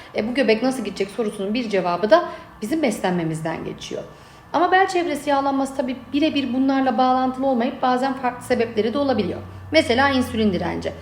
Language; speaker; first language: Turkish; native; Turkish